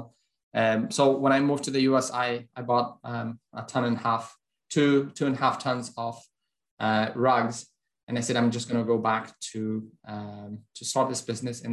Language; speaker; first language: English; non-native, fluent; Persian